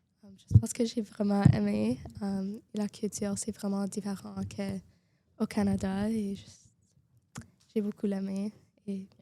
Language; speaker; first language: French; non-native, local second language; English